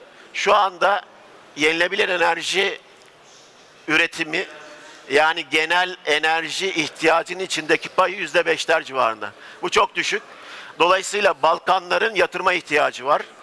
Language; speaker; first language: Turkish; native; Turkish